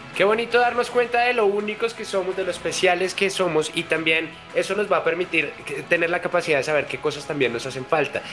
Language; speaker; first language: Spanish; native; Spanish